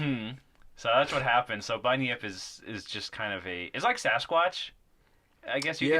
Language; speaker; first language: English; native; English